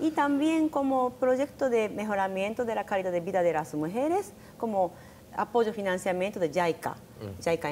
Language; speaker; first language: Spanish; non-native, learner; Japanese